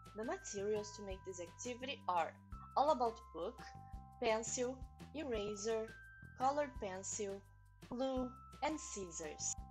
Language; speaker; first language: English; non-native, fluent; Portuguese